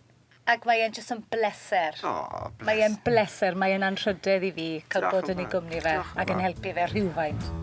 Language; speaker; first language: Welsh; native; Welsh